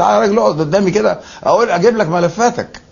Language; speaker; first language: Arabic; native; Arabic